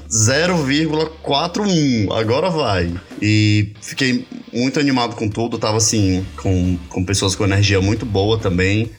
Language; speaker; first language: Portuguese; native; Portuguese